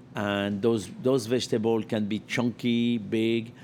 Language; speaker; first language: English; non-native, fluent; French